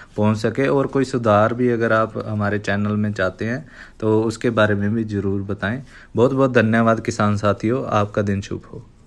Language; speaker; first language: Hindi; non-native, local second language; Punjabi